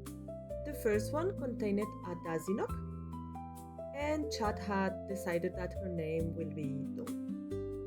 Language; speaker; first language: English; non-native, fluent; Spanish